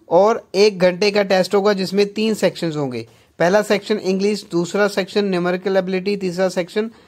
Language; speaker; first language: Hindi; non-native, local second language; Punjabi